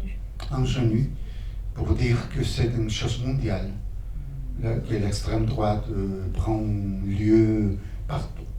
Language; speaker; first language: French; non-native, fluent; Spanish